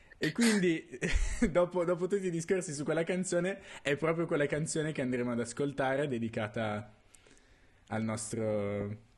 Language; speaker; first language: Italian; native; Italian